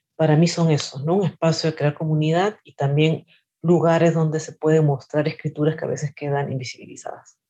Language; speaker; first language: Spanish; native; Spanish